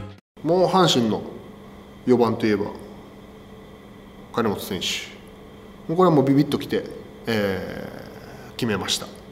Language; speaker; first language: Japanese; native; Japanese